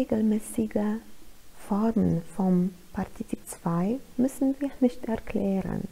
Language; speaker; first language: German; non-native, fluent; Polish